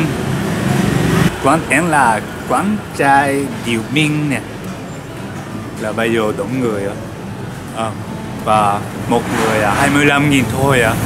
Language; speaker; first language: Vietnamese; non-native, learner; Japanese